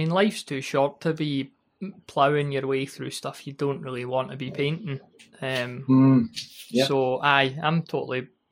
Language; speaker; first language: English; native; English